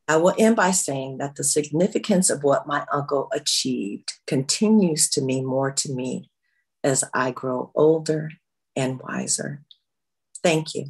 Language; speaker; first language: English; native; English